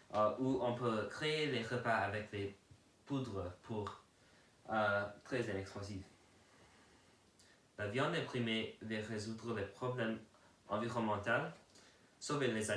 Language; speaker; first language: French; non-native, learner; English